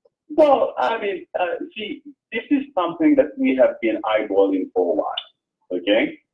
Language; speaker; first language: English; non-native, fluent; Haitian Creole